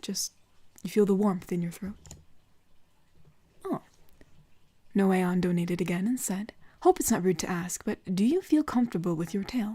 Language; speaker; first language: English; native; English